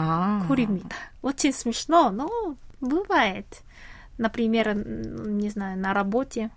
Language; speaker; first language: Russian; non-native, fluent; Korean